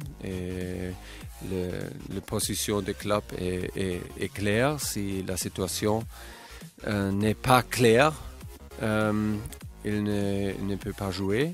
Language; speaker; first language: French; non-native, fluent; German